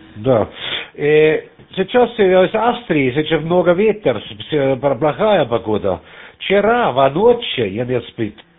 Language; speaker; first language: Russian; non-native, learner; German